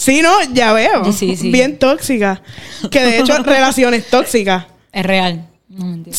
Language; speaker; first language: Spanish; native; Spanish